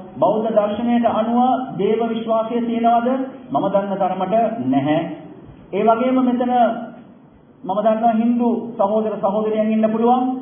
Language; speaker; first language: Sinhala; non-native, local second language; Tamil